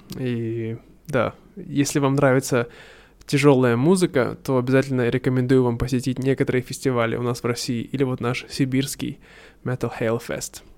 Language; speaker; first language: Russian; native; Russian